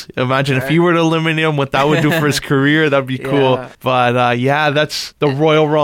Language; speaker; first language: English; native; English